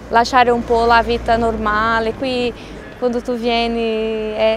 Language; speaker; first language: Italian; non-native, fluent; Portuguese